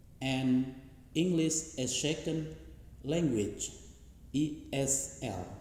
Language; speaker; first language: English; non-native, learner; Indonesian